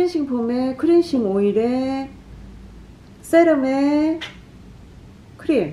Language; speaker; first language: Korean; native; Korean